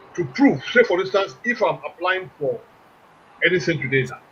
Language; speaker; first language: English; non-native, local second language; Yoruba